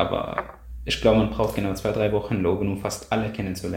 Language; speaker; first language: German; non-native, fluent; Arabic